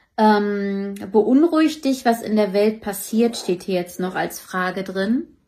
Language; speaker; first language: German; native; German